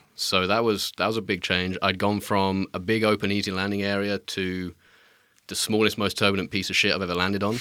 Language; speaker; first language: English; native; English